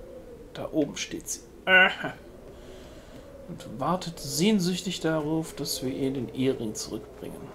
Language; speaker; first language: German; native; German